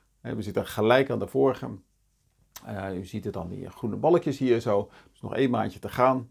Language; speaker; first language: Dutch; native; Dutch